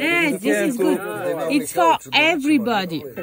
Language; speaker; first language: English; non-native, learner; French